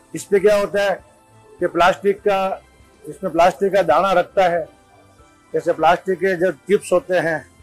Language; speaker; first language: Hindi; non-native, local second language; Gujarati